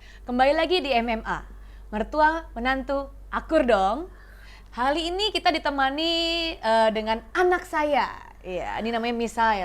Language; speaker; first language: Indonesian; native; Indonesian